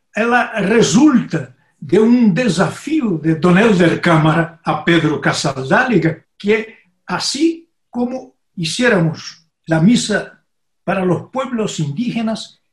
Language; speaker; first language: Spanish; non-native, fluent; Portuguese